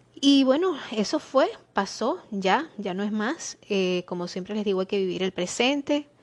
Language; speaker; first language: Spanish; native; Spanish